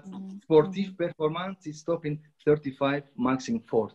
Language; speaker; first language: English; non-native, learner; Romanian